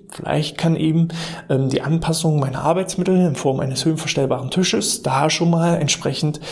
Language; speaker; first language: German; native; German